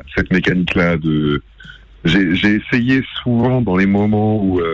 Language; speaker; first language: French; early bilingual, other home language; Arabic